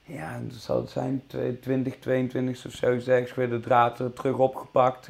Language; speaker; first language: Dutch; native; Dutch